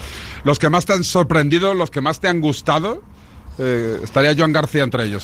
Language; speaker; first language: Spanish; native; Spanish